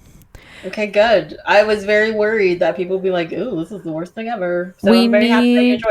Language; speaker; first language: English; native; English